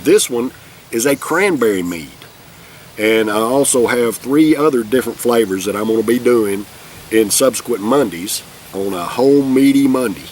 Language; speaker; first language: English; native; English